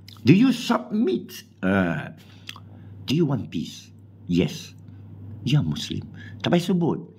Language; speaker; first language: English; non-native, local second language; Min Nan Chinese